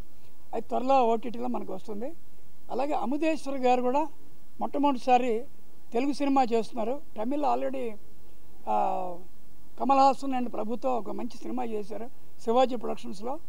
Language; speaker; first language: Telugu; native; Telugu